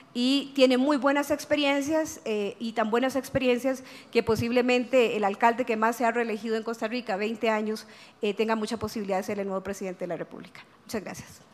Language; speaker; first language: Spanish; native; Spanish